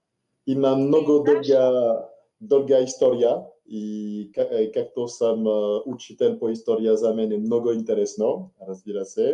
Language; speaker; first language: Bulgarian; non-native, learner; French